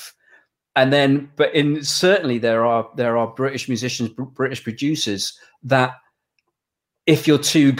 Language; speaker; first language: English; native; English